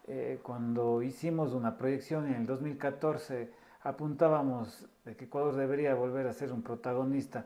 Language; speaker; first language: Spanish; native; Spanish